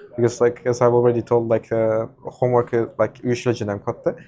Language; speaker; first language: English; non-native, fluent; Uzbek